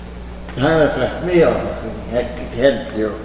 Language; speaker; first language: German; early bilingual, heritage; German